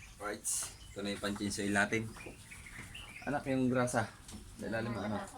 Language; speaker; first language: Filipino; native; Filipino